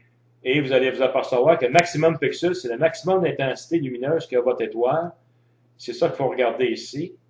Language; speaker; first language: French; native; French